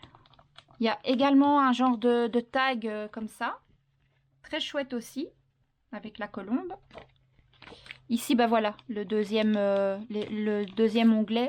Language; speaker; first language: French; native; French